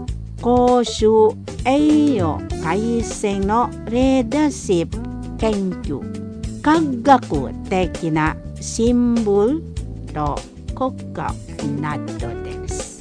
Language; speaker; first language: Japanese; non-native, fluent; Indonesian